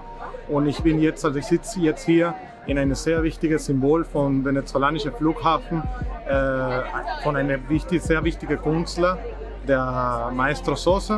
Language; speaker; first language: German; non-native, fluent; Spanish